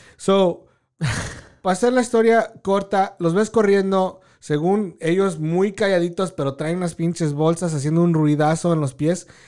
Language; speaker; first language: Spanish; early bilingual, heritage; Spanish